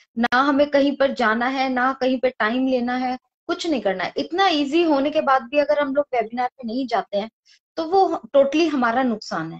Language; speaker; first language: Hindi; native; Hindi